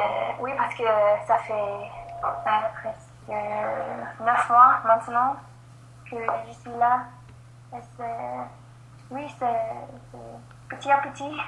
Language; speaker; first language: French; non-native, learner; English